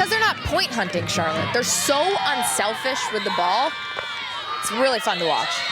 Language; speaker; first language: English; native; English